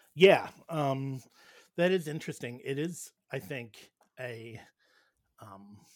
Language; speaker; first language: English; native; English